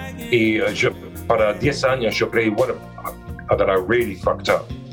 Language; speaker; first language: English; early bilingual, other home language; Spanish